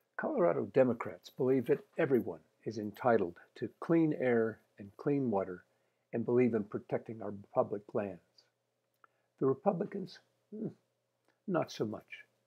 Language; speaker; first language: English; native; English